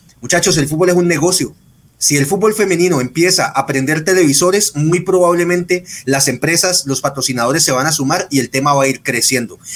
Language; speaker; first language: Spanish; native; Spanish